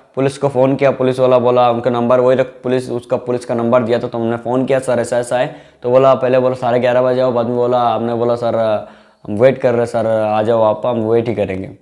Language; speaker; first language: Hindi; non-native, local second language; Bangla